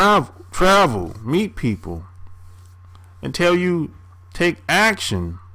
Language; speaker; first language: English; native; English